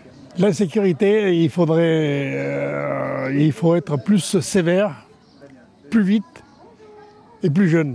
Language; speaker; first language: French; native; French